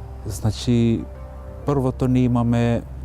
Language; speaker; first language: Macedonian; non-native, local second language; Albanian